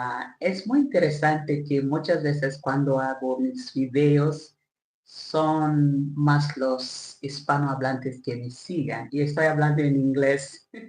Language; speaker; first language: Spanish; non-native, learner; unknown